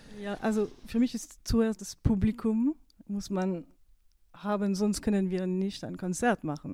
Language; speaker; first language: German; non-native, fluent; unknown